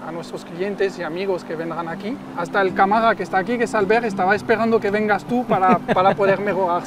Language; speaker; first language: Spanish; native; Spanish